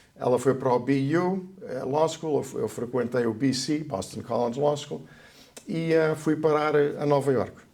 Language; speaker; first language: Portuguese; native; Portuguese